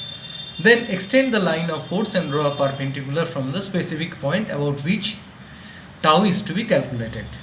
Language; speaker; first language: English; non-native, local second language; Bangla